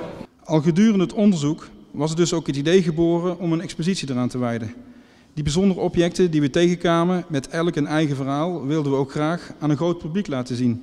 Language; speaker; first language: Dutch; native; Dutch